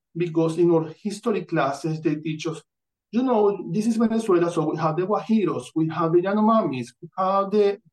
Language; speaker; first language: English; non-native, fluent; Spanish